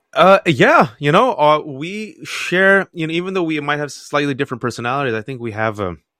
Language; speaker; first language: English; native; English